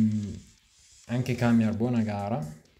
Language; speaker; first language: Italian; native; Italian